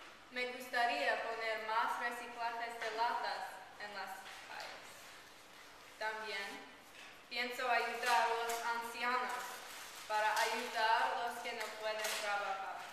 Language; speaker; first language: Spanish; non-native, learner; English